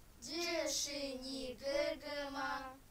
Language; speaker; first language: Chinese; non-native, learner; Kyrgyz